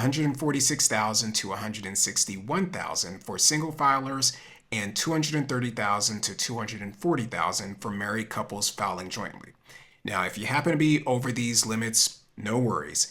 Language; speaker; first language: English; native; English